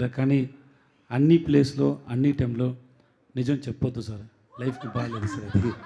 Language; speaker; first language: Telugu; non-native, learner; Tamil